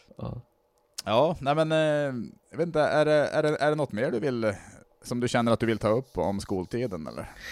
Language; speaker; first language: Swedish; native; Swedish